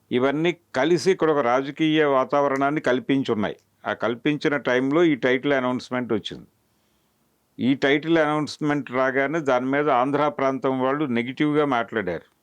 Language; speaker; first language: Telugu; native; Telugu